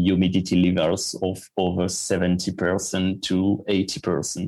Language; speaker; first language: English; non-native, fluent; French